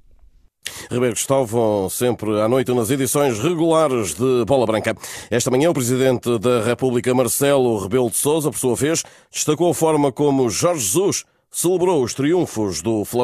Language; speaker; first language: Portuguese; native; Portuguese